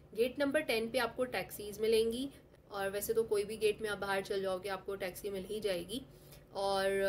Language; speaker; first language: Hindi; non-native, local second language; Telugu